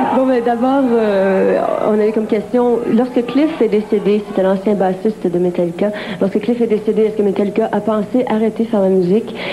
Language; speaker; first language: French; native; French